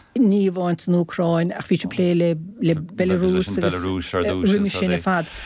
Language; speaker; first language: Irish; native; Irish